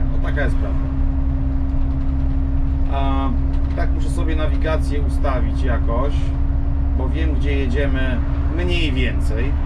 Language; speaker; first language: Polish; native; Polish